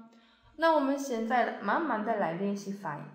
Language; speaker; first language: Chinese; non-native, fluent; Polish